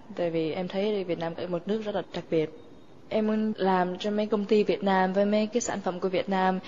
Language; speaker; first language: Vietnamese; early bilingual, other home language; English